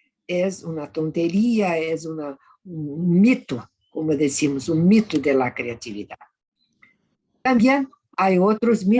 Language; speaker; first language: Spanish; non-native, fluent; Portuguese